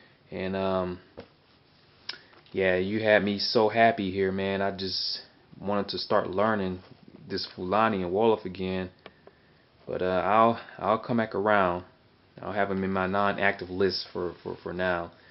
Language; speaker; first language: English; native; English